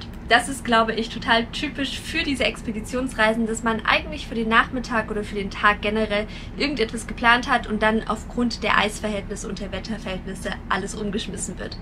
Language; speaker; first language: German; native; German